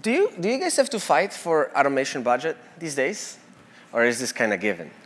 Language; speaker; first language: English; non-native, fluent; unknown